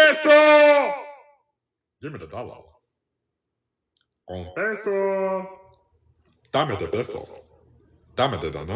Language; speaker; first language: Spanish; non-native, learner; English